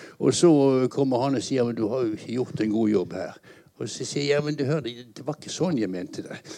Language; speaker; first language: Norwegian; native; Norwegian